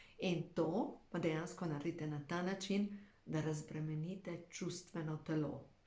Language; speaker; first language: Slovenian; native; Slovenian